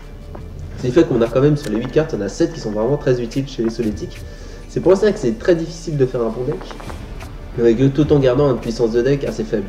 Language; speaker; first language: French; native; French